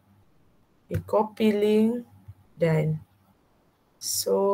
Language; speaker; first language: English; non-native, fluent; Malay